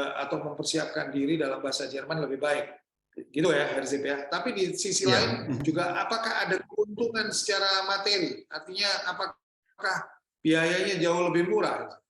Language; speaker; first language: Indonesian; native; Indonesian